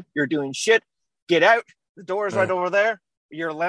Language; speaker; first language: English; native; English